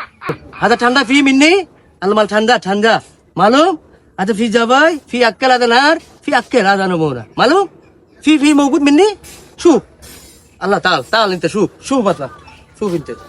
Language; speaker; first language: Arabic; non-native, learner; Bangla